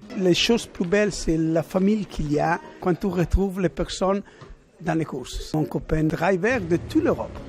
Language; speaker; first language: French; non-native, learner; Italian